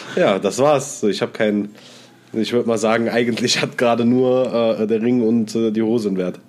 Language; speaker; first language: German; native; German